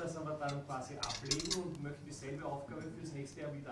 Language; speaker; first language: German; native; German